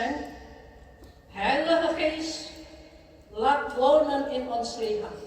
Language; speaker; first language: Dutch; non-native, fluent; Indonesian